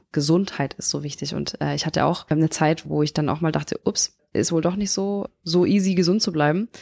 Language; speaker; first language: German; native; German